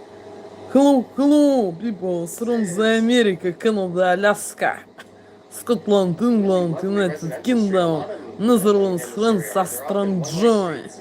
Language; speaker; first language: English; non-native, learner; Russian